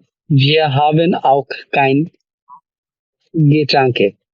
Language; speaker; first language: German; non-native, learner; Bangla